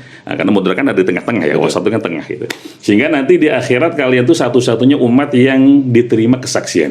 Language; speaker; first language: Indonesian; native; Indonesian